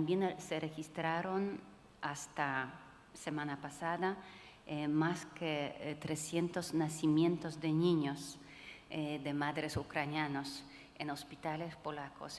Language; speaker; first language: Spanish; non-native, fluent; Polish